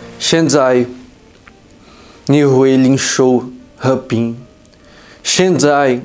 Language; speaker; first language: Chinese; non-native, fluent; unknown